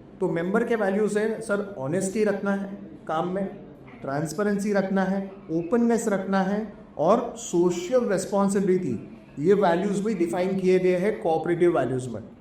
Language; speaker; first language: Hindi; non-native, local second language; Marathi